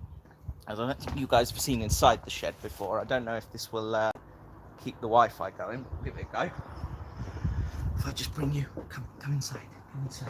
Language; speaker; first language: English; native; English